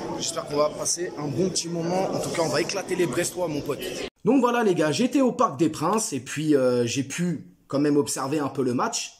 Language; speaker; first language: French; native; French